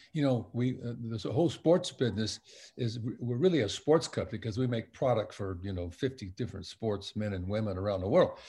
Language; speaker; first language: English; native; English